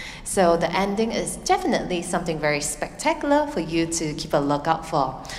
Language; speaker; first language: English; non-native, local second language; Chinese